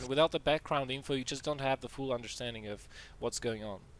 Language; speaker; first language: English; non-native, fluent; Dutch